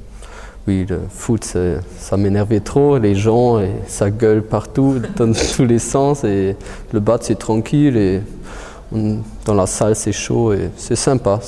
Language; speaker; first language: French; early bilingual, heritage; German